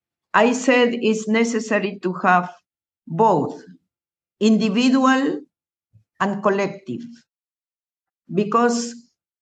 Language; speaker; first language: English; non-native, learner; Spanish